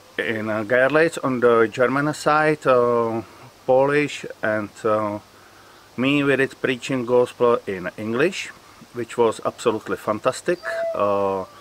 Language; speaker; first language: English; non-native, learner; Czech